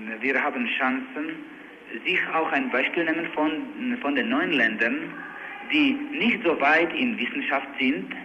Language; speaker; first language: German; non-native, learner; Czech